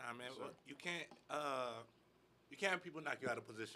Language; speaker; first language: English; native; English